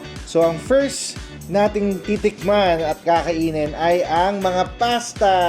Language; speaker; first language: Filipino; native; Filipino